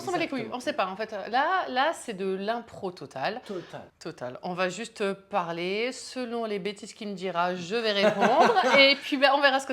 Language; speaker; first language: French; native; French